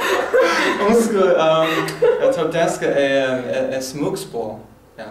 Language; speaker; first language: Danish; non-native, learner; Chinese